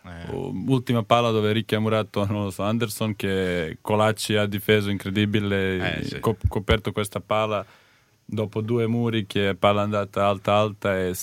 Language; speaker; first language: Italian; non-native, learner; Serbian